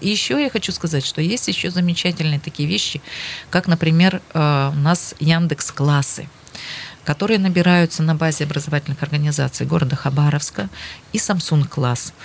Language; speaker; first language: Russian; native; Russian